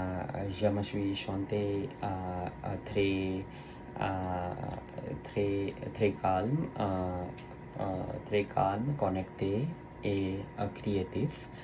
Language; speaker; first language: French; non-native, learner; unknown